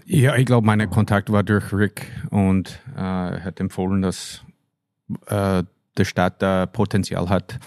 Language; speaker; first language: German; non-native, fluent; English